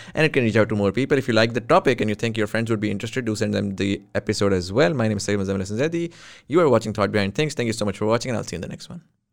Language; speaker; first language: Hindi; native; Hindi